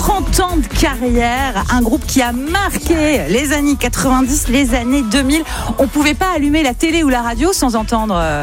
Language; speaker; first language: French; native; French